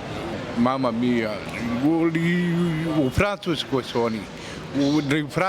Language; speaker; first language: Italian; non-native, learner; Croatian